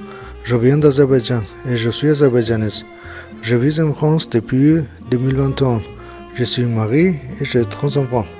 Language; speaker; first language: French; non-native, learner; Azerbaijani